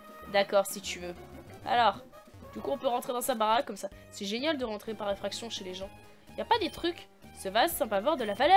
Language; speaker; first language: French; native; French